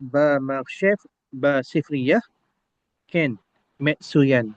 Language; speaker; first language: Hebrew; non-native, learner; Indonesian